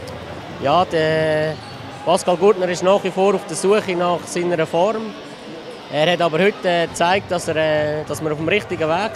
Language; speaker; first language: German; native; German